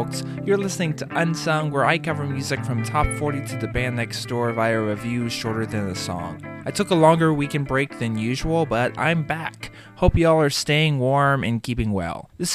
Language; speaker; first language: English; native; English